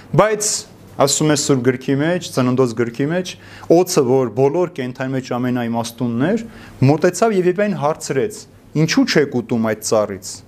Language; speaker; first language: Armenian; native; Armenian